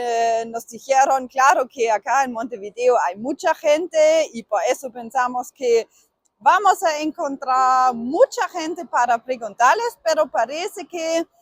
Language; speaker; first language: Spanish; non-native, learner; German